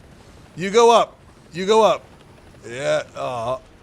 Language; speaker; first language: English; native; English